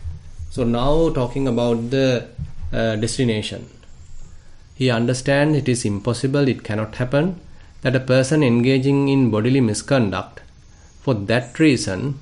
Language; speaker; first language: English; non-native, local second language; Sinhala